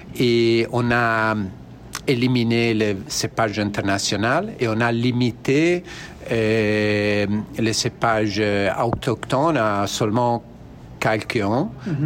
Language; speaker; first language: French; non-native, learner; Italian